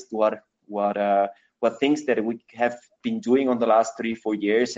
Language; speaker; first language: English; non-native, fluent; Spanish